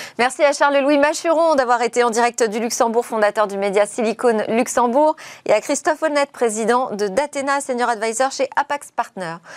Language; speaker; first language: French; native; French